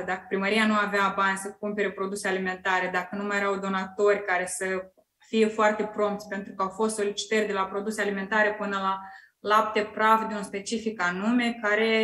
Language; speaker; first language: Romanian; native; Romanian